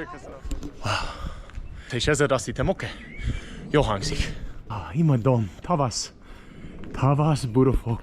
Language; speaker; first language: Hungarian; non-native, learner; English